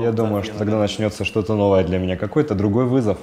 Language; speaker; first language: Russian; non-native, fluent; Portuguese